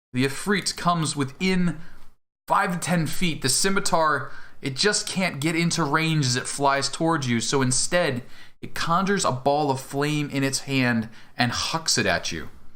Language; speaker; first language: English; native; English